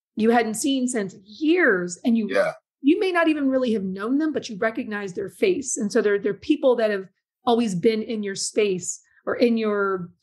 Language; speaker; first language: English; native; English